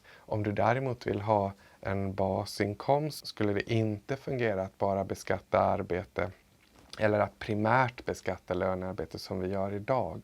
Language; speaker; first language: Swedish; native; Swedish